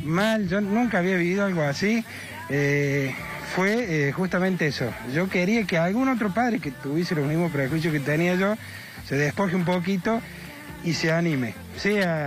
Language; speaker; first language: Spanish; native; Spanish